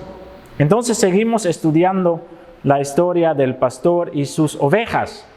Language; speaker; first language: Spanish; non-native, fluent; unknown